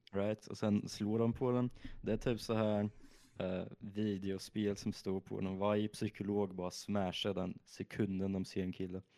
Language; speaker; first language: Swedish; early bilingual, other home language; German